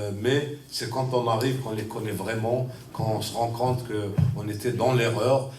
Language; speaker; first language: French; non-native, local second language; Kabyle